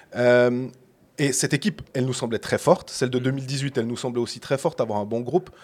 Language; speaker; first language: French; native; French